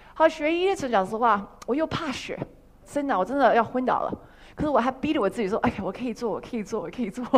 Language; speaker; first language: Chinese; early bilingual, heritage; Chinese